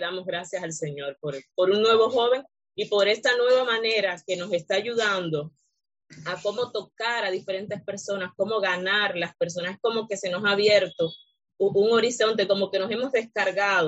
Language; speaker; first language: Spanish; native; Spanish